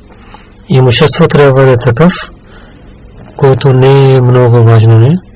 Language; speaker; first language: Bulgarian; non-native, learner; Urdu